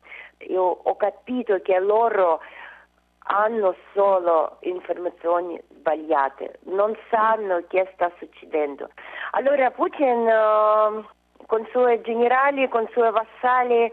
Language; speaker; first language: Italian; non-native, learner; Russian